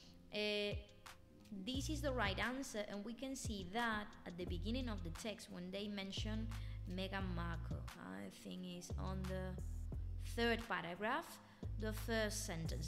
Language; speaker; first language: English; non-native, fluent; Spanish